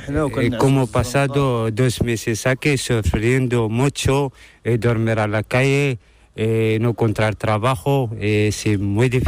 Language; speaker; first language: Spanish; non-native, learner; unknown